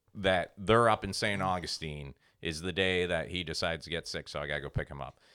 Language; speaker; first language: English; native; English